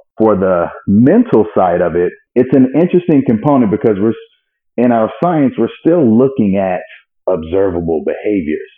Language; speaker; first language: English; native; English